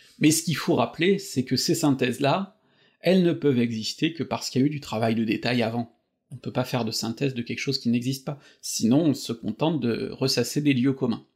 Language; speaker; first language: French; native; French